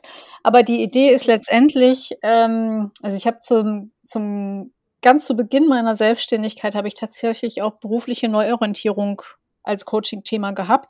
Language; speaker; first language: German; native; German